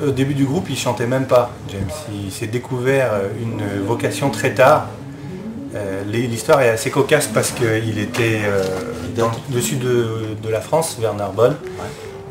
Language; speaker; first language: French; native; French